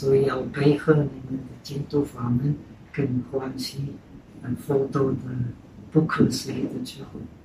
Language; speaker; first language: Chinese; non-native, fluent; Czech